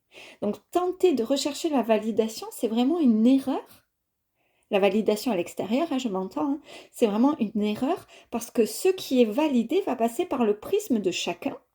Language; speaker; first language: French; native; French